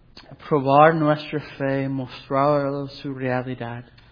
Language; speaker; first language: Spanish; non-native, fluent; English